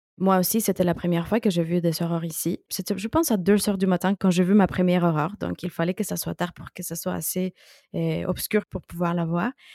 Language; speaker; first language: French; non-native, fluent; Spanish